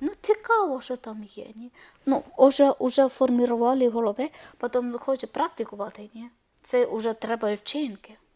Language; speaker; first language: Ukrainian; non-native, learner; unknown